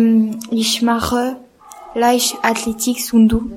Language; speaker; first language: German; non-native, learner; French